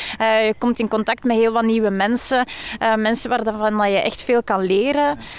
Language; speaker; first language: Dutch; native; Dutch